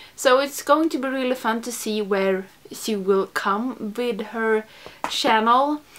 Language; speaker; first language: English; non-native, fluent; Swedish